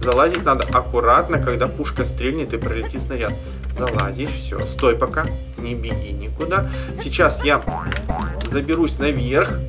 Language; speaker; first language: Russian; native; Russian